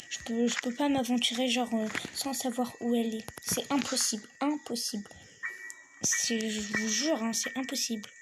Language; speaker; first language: French; native; French